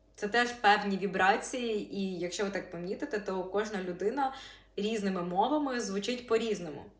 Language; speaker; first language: Ukrainian; non-native, local second language; Russian